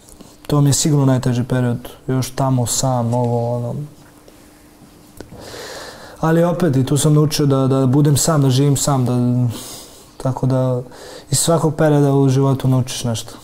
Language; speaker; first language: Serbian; early bilingual, heritage; Serbian